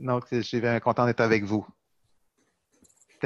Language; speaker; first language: French; native; French